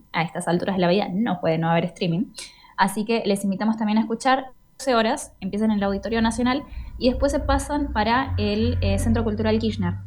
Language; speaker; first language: Spanish; native; Spanish